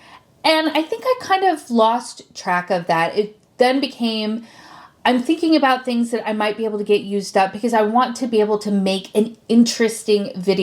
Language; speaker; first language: English; native; English